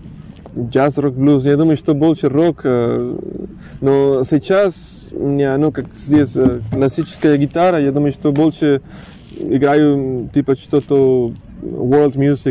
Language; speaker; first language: Russian; non-native, learner; Spanish